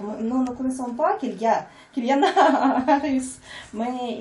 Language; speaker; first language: French; non-native, fluent; Russian